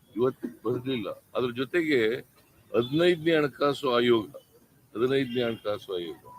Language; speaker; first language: Kannada; native; Kannada